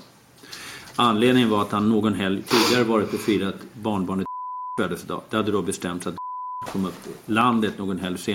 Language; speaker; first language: Swedish; native; Swedish